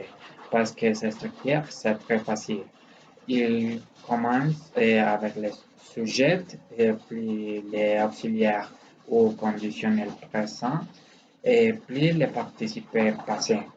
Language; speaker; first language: French; non-native, learner; Spanish